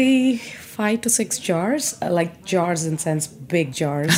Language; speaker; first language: English; non-native, local second language; Telugu